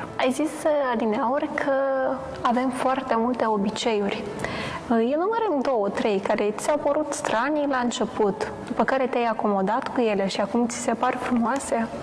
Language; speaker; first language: Romanian; native; Romanian